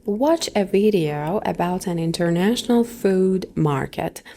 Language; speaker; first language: English; non-native, fluent; Persian